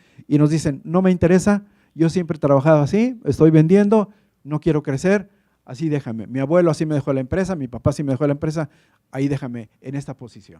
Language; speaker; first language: Spanish; native; Spanish